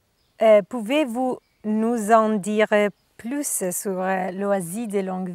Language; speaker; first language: French; non-native, learner; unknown